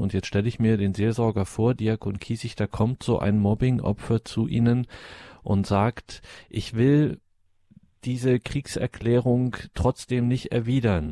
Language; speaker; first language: German; native; German